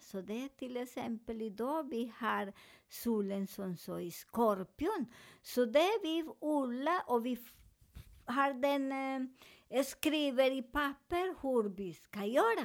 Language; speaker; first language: Swedish; non-native, learner; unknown